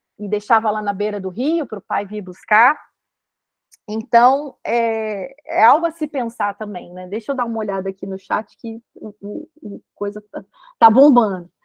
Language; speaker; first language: Portuguese; native; Portuguese